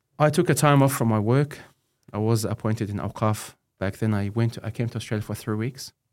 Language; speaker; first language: English; non-native, fluent; Arabic